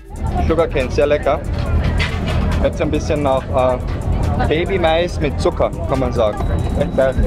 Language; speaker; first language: German; native; German